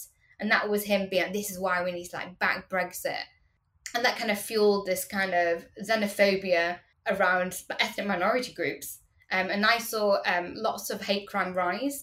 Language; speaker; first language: English; native; English